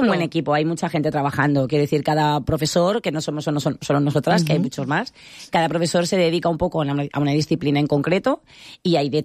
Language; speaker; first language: Spanish; native; Spanish